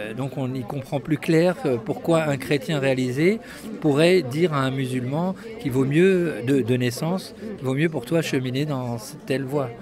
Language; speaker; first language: French; early bilingual, other home language; Arabic